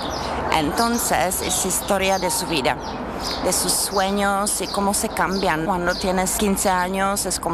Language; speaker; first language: Spanish; non-native, learner; Czech